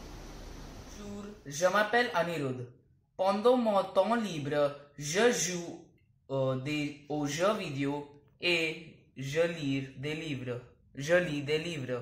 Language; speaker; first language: French; non-native, learner; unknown